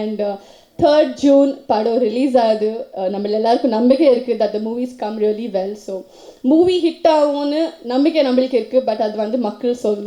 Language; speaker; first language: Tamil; non-native, local second language; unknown